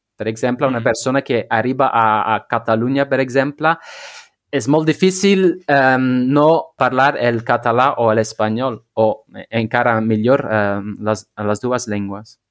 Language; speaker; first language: Catalan; non-native, learner; Dutch